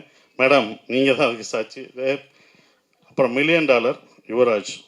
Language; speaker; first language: Tamil; native; Tamil